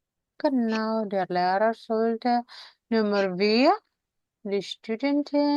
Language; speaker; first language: German; non-native, fluent; Indonesian